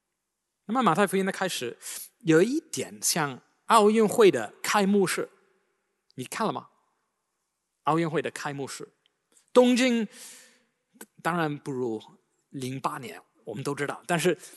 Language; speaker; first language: Chinese; native; Chinese